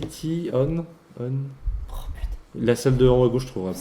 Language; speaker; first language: French; native; French